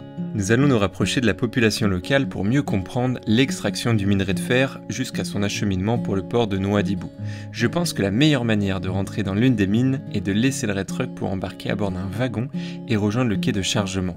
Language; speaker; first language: French; native; French